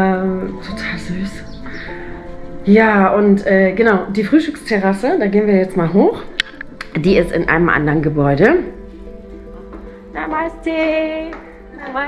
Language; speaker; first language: German; native; German